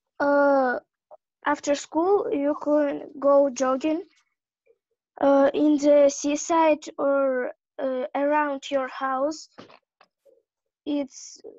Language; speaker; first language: English; non-native, learner; Russian